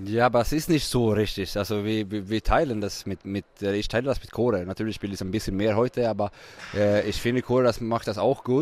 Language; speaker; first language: German; non-native, fluent; Swedish